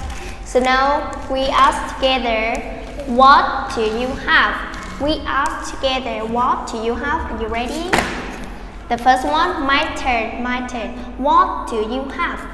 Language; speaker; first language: English; non-native, fluent; Vietnamese